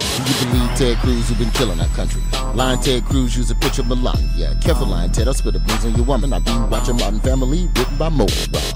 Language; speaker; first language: English; native; English